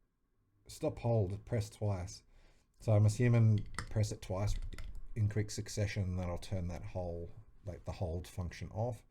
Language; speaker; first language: English; native; English